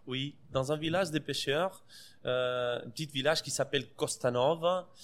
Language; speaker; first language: French; non-native, fluent; Portuguese